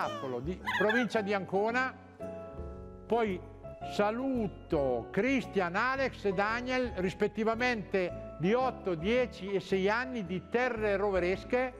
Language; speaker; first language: Italian; native; Italian